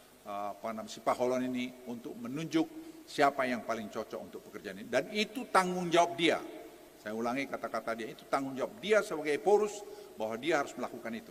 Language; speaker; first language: Indonesian; native; Indonesian